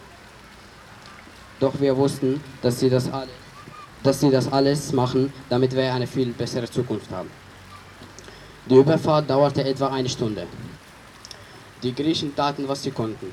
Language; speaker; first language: German; early bilingual, other home language; Arabic